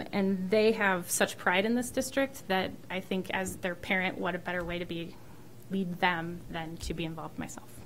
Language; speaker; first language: English; native; English